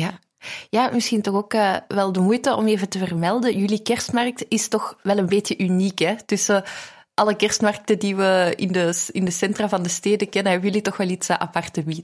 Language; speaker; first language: Dutch; native; Dutch